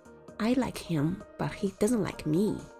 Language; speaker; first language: English; non-native, fluent; Chinese